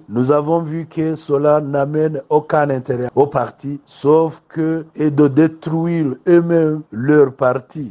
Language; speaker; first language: French; non-native, local second language; Rundi